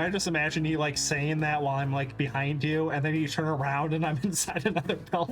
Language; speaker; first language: English; native; English